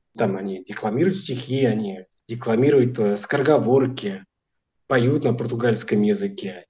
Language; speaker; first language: Russian; non-native, fluent; Portuguese